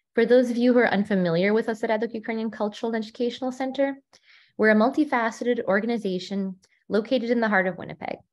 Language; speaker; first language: English; early bilingual, other home language; Ukrainian